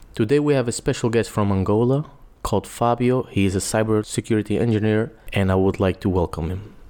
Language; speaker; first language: English; non-native, fluent; Portuguese